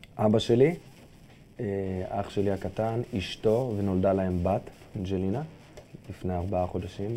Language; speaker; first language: Hebrew; early bilingual, other home language; Russian